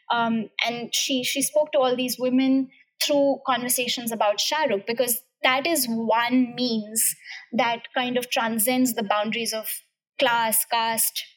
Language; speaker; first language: English; non-native, local second language; Hindi